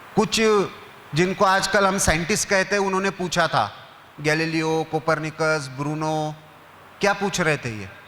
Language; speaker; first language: Hindi; non-native, local second language; Marathi